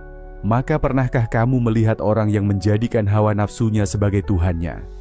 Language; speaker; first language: Indonesian; native; Indonesian